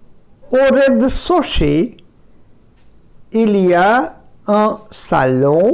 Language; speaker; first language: French; non-native, fluent; Bangla